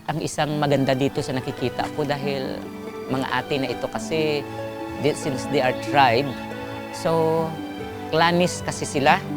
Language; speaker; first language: Filipino; non-native, local second language; Hiligaynon